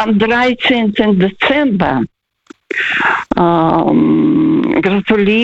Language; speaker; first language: German; non-native, fluent; Russian